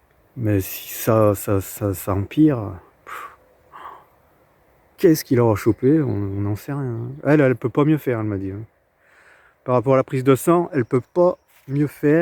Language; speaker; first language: French; native; French